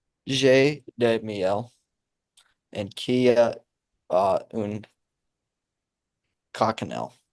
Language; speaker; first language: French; non-native, learner; English